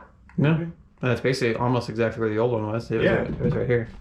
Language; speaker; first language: English; native; English